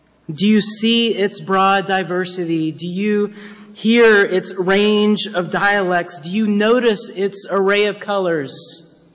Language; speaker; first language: English; native; English